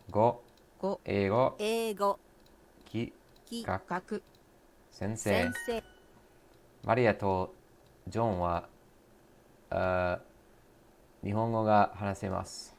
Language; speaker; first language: Japanese; non-native, learner; English